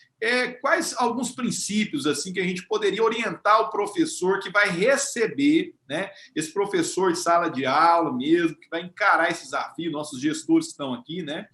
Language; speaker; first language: Portuguese; native; Portuguese